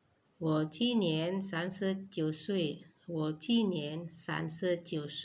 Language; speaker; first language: Chinese; non-native, learner; Indonesian